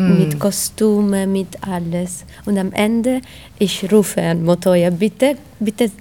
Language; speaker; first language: German; non-native, learner; Italian